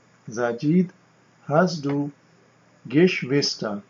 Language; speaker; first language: German; non-native, fluent; Urdu